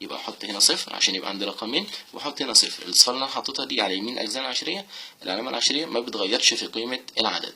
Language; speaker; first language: Arabic; native; Arabic